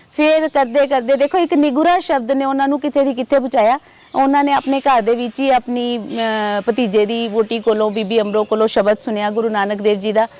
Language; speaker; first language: Punjabi; non-native, local second language; Hindi